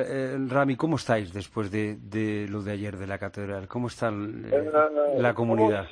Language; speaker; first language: Spanish; native; Spanish